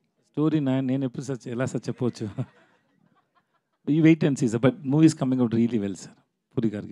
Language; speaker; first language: Telugu; non-native, learner; Tamil